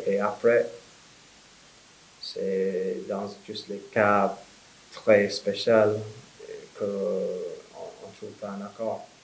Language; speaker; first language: French; non-native, fluent; English